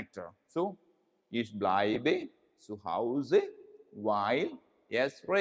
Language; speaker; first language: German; non-native, learner; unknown